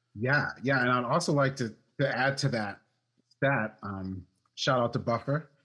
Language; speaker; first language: English; native; English